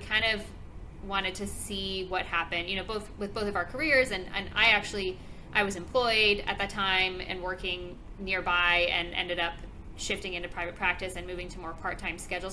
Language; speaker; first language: English; native; English